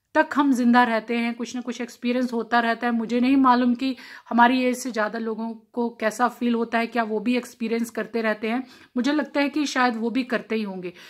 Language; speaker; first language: Hindi; non-native, local second language; Punjabi